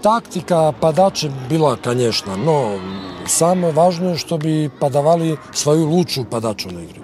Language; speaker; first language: Russian; non-native, fluent; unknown